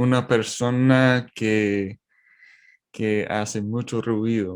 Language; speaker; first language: Spanish; non-native, learner; English